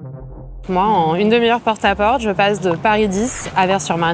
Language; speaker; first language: French; native; French